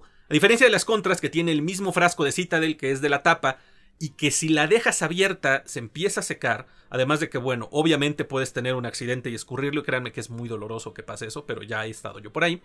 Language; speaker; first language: Spanish; native; Spanish